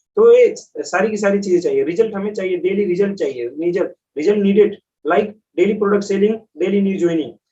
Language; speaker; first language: Hindi; native; Hindi